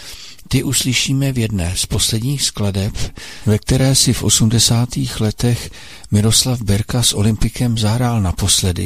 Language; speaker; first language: Czech; native; Czech